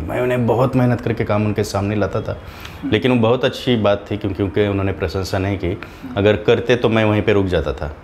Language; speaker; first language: Hindi; non-native, local second language; Marathi